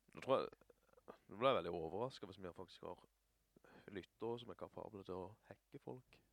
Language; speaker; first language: Norwegian; native; Norwegian